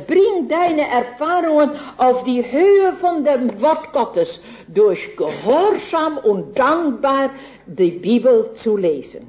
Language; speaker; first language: German; non-native, fluent; Dutch